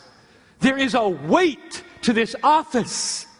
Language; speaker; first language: English; native; English